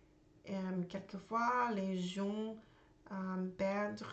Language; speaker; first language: French; non-native, learner; English